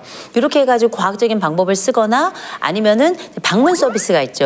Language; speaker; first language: Korean; native; Korean